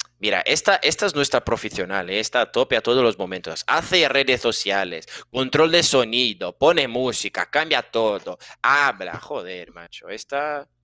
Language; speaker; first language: Spanish; non-native, fluent; Portuguese